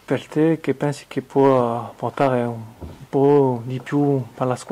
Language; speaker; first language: Italian; non-native, fluent; French